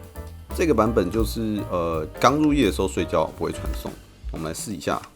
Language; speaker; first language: Chinese; native; Chinese